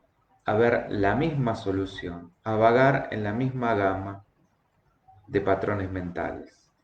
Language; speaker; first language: Spanish; native; Spanish